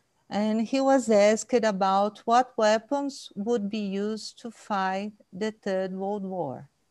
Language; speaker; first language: English; non-native, fluent; Portuguese